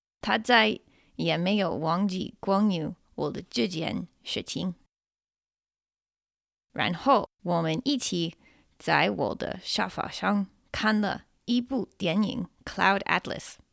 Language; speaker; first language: Chinese; non-native, fluent; English